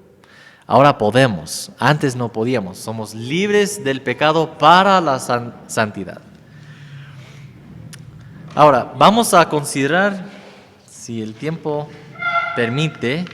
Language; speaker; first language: Spanish; non-native, fluent; English